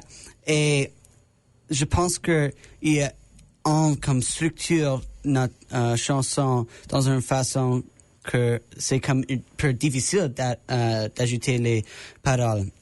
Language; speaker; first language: French; non-native, learner; English